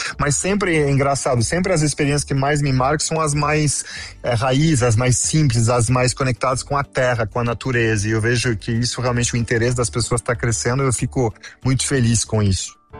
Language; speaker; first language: Portuguese; non-native, fluent; French